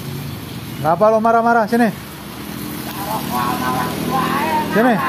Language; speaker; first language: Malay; non-native, local second language; Sundanese